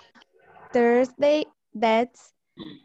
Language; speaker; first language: English; non-native, learner; Portuguese